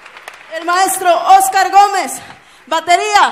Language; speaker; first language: Spanish; native; Spanish